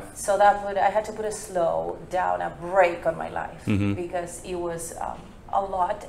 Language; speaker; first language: English; non-native, fluent; Spanish